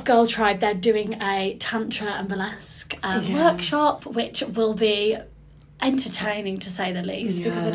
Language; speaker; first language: English; native; English